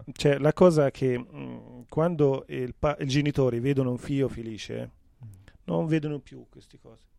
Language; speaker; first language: Italian; non-native, fluent; Arabic